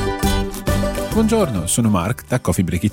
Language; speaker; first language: Italian; non-native, fluent; English